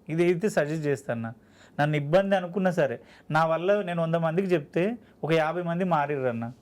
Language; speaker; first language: Telugu; native; Telugu